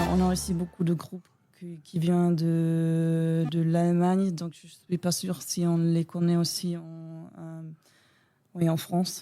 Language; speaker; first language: French; non-native, learner; German